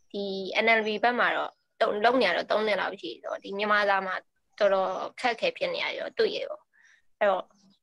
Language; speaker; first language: Burmese; native; Burmese